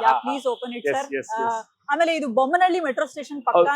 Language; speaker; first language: Kannada; native; Kannada